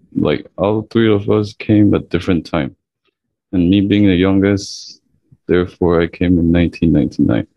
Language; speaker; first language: English; early bilingual, other home language; Chinese